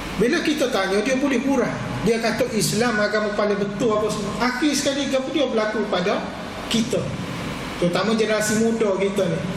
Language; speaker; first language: Malay; native; Malay